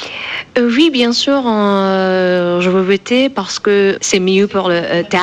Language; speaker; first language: French; non-native, learner; Persian